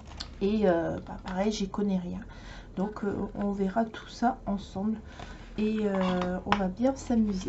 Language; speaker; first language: French; native; French